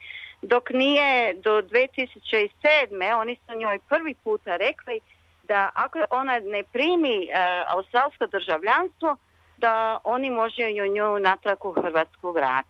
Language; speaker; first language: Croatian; early bilingual, other home language; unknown